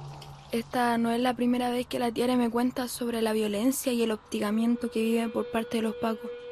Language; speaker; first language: Spanish; native; Spanish